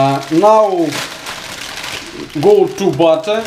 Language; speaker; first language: English; non-native, learner; Russian